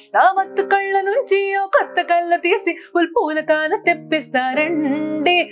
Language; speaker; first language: Telugu; native; Telugu